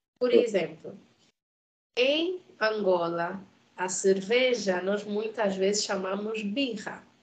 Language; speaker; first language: Portuguese; native; Portuguese